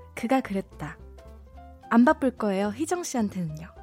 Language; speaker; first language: Korean; native; Korean